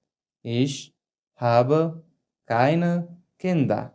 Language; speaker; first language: German; non-native, fluent; Pashto